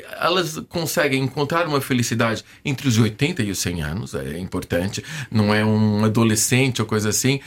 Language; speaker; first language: Portuguese; native; Portuguese